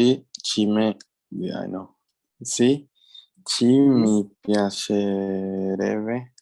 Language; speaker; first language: Italian; non-native, learner; Spanish